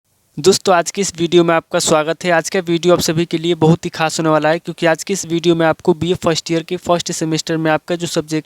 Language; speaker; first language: Hindi; native; Hindi